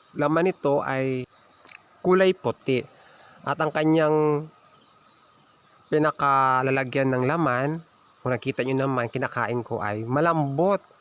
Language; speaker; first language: Filipino; native; Filipino